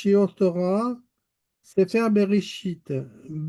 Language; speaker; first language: Hebrew; non-native, learner; French